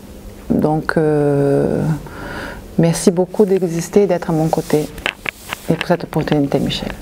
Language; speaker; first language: French; non-native, fluent; Portuguese